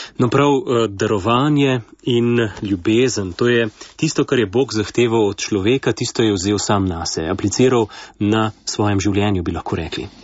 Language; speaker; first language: Slovenian; native; Slovenian